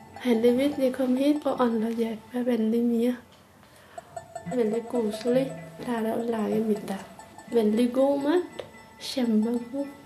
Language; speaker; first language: Norwegian; non-native, learner; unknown